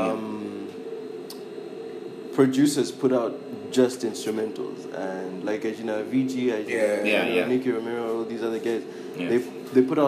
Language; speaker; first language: English; non-native, local second language; Nyanja